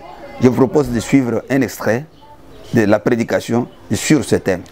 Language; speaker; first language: French; non-native, local second language; Luba-Lulua